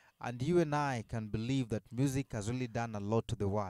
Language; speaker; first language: English; non-native, local second language; Luo (Kenya and Tanzania)